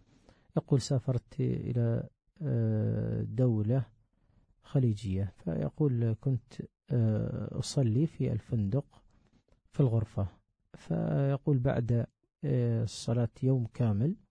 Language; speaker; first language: Arabic; native; Arabic